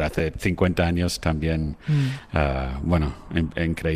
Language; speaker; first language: Spanish; non-native, fluent; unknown